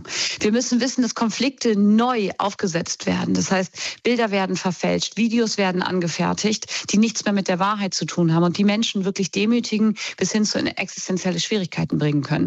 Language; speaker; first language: German; native; German